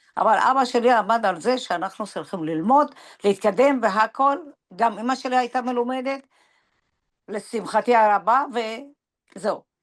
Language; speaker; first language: Hebrew; non-native, fluent; Persian